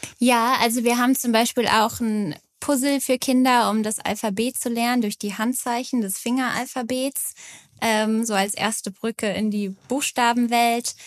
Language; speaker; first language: German; native; German